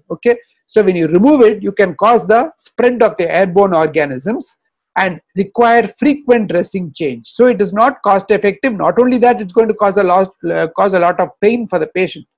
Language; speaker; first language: English; non-native, local second language; Tamil